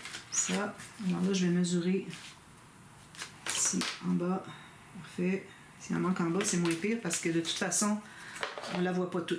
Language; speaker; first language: French; native; French